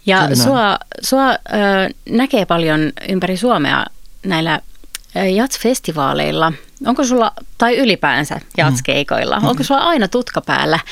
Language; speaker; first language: Finnish; native; Finnish